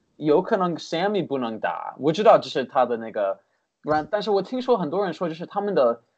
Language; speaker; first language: Chinese; early bilingual, heritage; Chinese